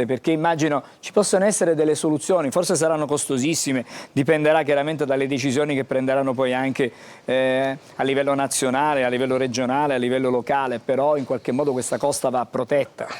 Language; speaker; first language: Italian; native; Italian